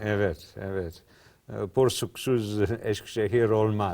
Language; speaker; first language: Turkish; non-native, learner; English